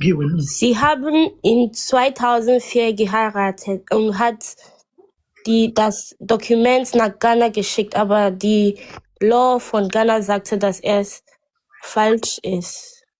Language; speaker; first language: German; non-native, learner; Akan